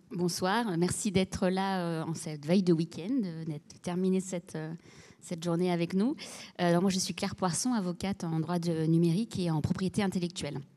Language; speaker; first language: French; native; French